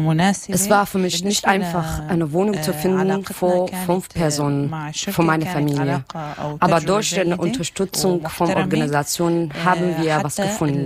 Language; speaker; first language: German; non-native, learner; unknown